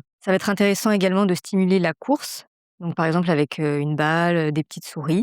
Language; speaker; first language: French; native; French